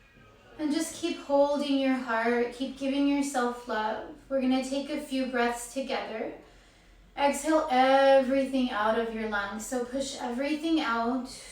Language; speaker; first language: English; native; English